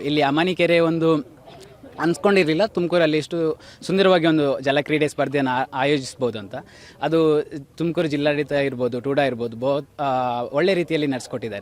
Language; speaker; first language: Kannada; native; Kannada